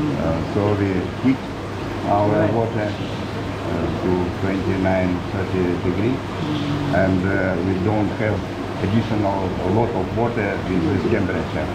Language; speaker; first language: English; non-native, learner; Russian